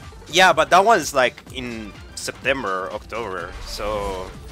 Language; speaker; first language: English; non-native, fluent; Spanish